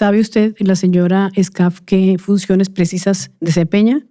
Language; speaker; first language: Spanish; native; Spanish